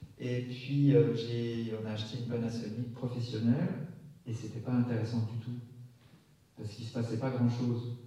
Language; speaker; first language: French; native; French